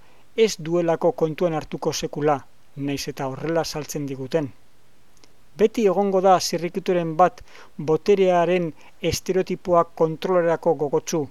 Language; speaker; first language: Basque; native; Basque